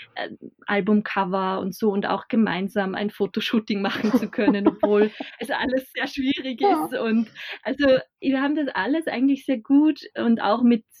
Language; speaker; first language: German; native; German